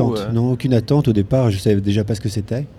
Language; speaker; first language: French; native; French